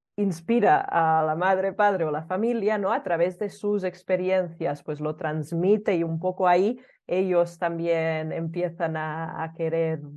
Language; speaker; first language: Spanish; early bilingual, other home language; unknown